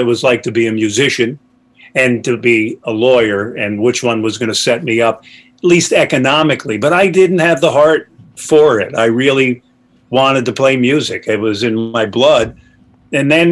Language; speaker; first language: English; native; English